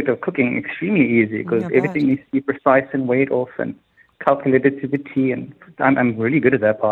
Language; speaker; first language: English; native; English